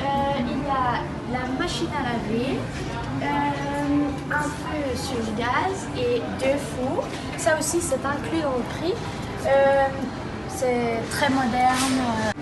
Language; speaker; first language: French; non-native, fluent; Dutch